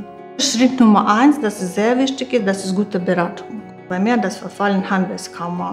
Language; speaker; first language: German; non-native, learner; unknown